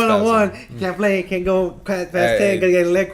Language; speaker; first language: English; native; English